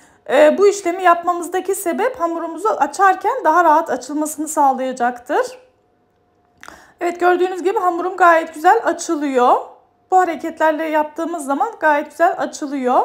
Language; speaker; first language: Turkish; native; Turkish